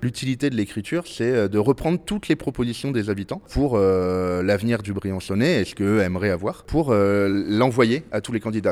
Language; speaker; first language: French; native; French